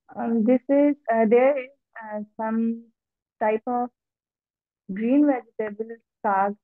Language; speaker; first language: English; non-native, local second language; Urdu